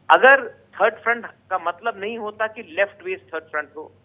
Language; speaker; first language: Hindi; non-native, local second language; Bangla